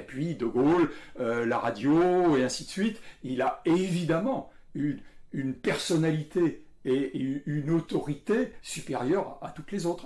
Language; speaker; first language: French; native; French